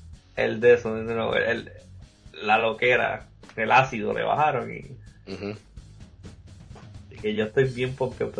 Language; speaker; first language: Spanish; native; Spanish